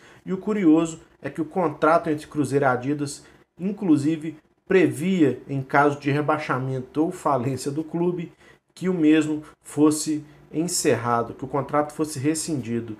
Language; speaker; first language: Portuguese; native; Portuguese